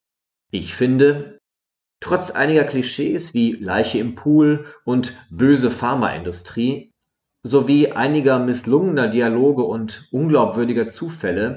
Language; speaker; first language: German; native; German